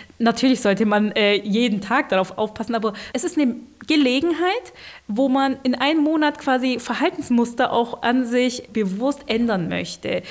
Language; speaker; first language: German; early bilingual, other home language; Turkish